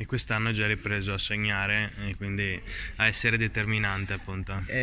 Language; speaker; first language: Italian; native; Italian